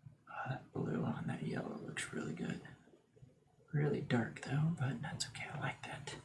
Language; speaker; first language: English; native; English